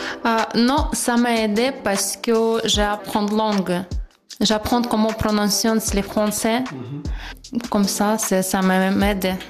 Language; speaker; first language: French; non-native, learner; Ukrainian